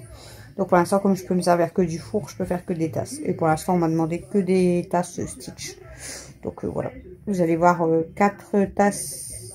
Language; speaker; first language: French; native; French